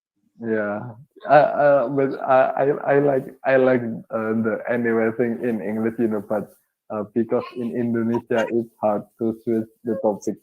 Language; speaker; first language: English; non-native, learner; Indonesian